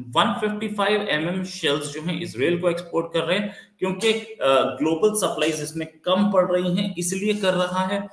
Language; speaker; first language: Hindi; native; Hindi